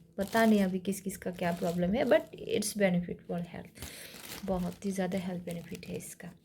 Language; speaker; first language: Hindi; non-native, local second language; Kok Borok